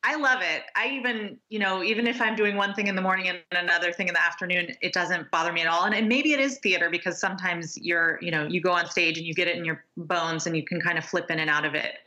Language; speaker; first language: English; native; English